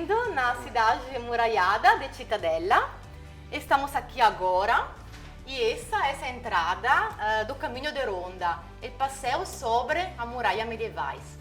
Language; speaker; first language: Portuguese; non-native, fluent; Italian